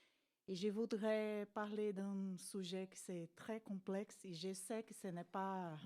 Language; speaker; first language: French; non-native, fluent; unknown